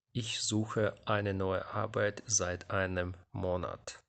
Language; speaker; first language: German; non-native, fluent; Ukrainian